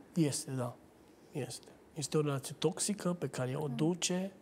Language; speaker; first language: Romanian; native; Romanian